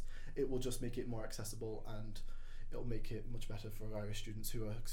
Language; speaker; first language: English; native; English